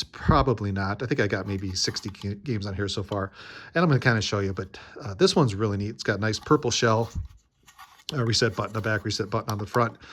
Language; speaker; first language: English; native; English